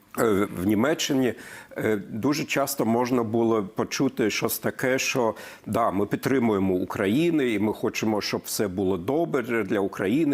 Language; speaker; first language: Ukrainian; non-native, fluent; German